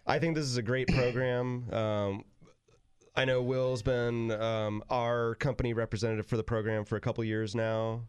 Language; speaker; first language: English; native; English